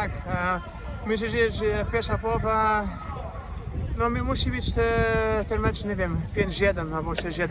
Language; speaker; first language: Polish; non-native, learner; Portuguese